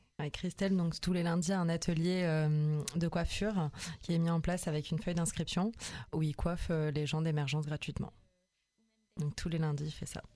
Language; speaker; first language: French; native; French